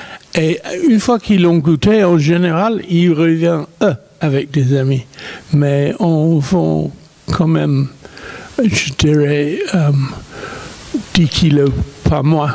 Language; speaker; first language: French; non-native, fluent; English